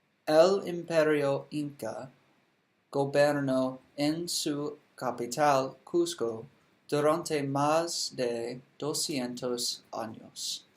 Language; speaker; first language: Spanish; non-native, learner; English